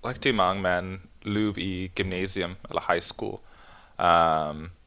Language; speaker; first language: Danish; non-native, learner; English